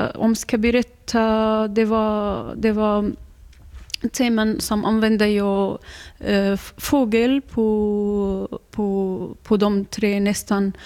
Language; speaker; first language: Swedish; non-native, learner; Arabic